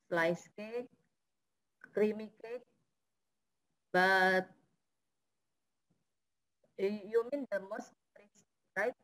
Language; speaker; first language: English; non-native, learner; Indonesian